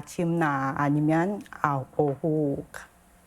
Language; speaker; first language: Korean; non-native, learner; Thai